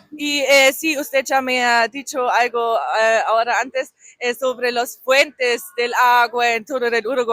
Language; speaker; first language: Spanish; non-native, fluent; German